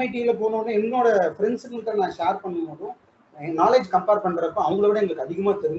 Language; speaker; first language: Tamil; native; Tamil